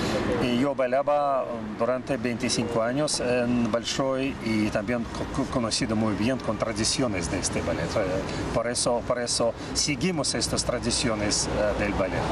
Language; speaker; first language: Spanish; non-native, learner; Russian